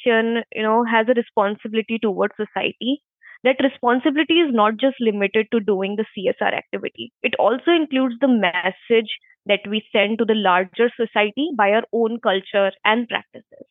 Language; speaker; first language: English; non-native, local second language; Hindi